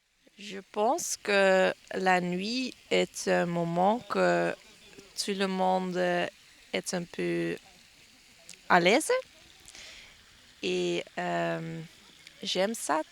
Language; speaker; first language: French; non-native, learner; English